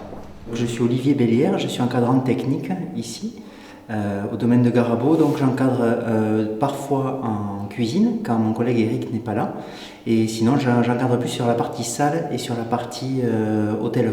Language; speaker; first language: French; native; French